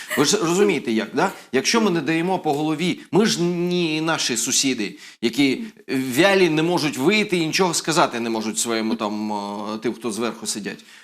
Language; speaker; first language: Ukrainian; native; Ukrainian